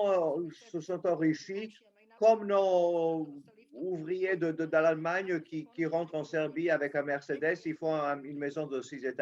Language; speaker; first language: French; non-native, local second language; Serbian